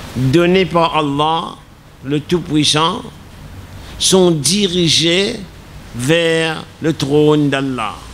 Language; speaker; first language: French; non-native, local second language; Morisyen